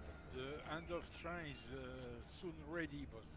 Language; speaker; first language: English; non-native, learner; French